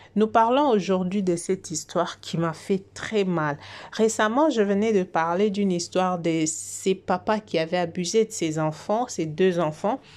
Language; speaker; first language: French; non-native, local second language; Lingala